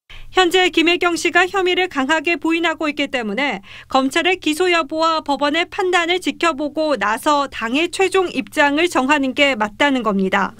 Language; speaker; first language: Korean; native; Korean